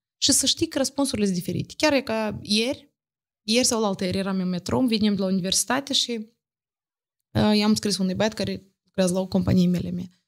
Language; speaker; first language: Romanian; native; Romanian